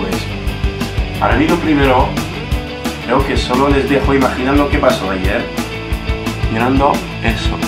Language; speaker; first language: Spanish; non-native, fluent; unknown